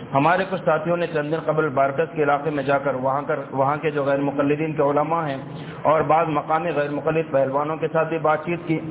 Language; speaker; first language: Urdu; native; Urdu